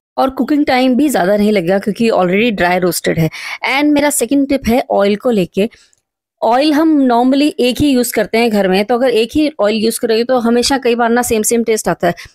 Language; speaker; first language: Hindi; native; Hindi